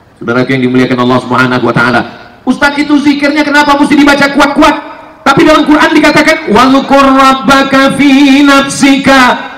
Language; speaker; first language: Indonesian; native; Indonesian